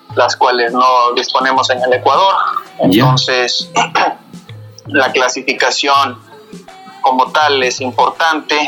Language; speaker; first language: Spanish; native; Spanish